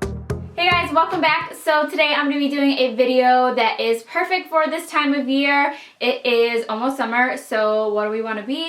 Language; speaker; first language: English; native; English